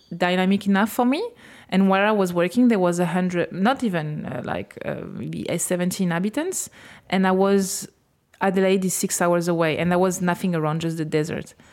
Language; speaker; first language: English; non-native, fluent; French